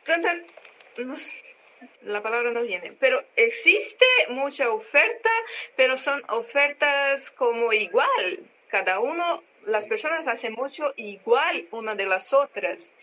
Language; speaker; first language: Spanish; non-native, learner; Portuguese